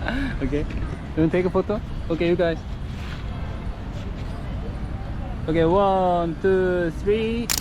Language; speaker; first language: English; non-native, learner; Korean